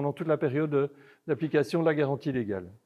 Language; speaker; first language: French; native; French